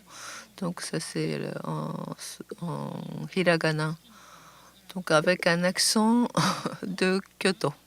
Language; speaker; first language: French; non-native, fluent; Japanese